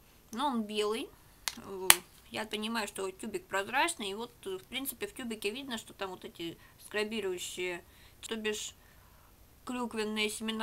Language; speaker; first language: Russian; native; Russian